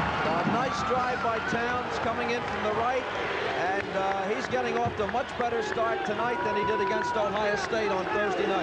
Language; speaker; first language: English; native; English